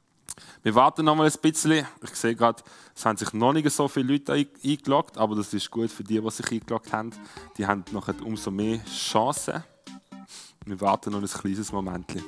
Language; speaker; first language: German; native; German